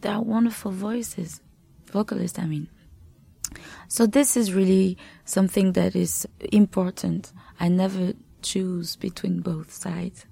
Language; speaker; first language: English; non-native, fluent; French